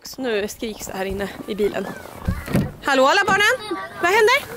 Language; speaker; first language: Swedish; native; Swedish